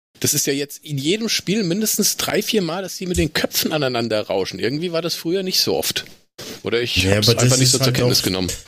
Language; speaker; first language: German; native; German